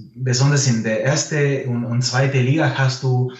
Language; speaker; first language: German; non-native, fluent; Spanish